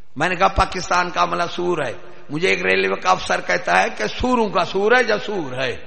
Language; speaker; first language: Urdu; non-native, local second language; Punjabi